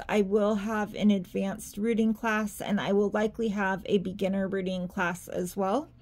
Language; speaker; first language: English; native; English